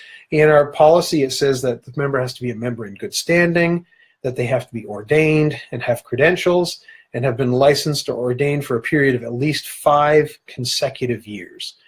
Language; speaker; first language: English; native; English